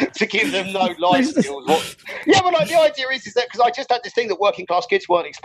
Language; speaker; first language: English; native; English